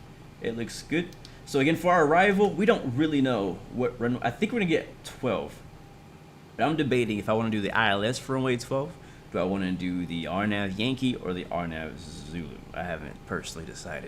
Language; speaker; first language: English; native; English